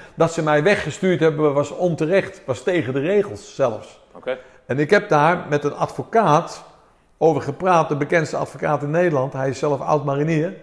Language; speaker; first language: Dutch; early bilingual, other home language; Armenian